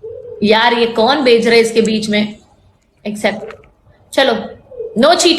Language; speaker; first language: Hindi; non-native, learner; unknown